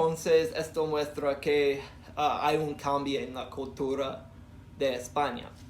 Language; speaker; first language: Spanish; non-native, learner; English